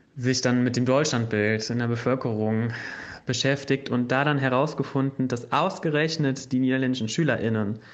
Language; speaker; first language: German; native; German